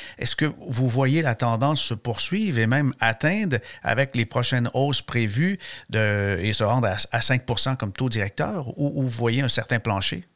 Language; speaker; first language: French; native; French